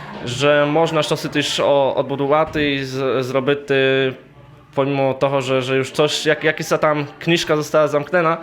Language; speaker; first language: Polish; non-native, local second language; Rusyn